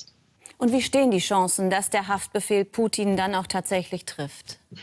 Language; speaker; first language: German; native; German